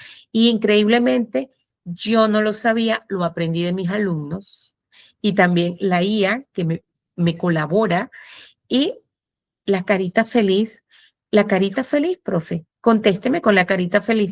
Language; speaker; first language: Spanish; native; Spanish